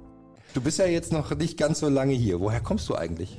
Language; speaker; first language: German; native; German